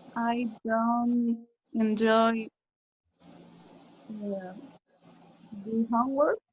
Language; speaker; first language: English; non-native, learner; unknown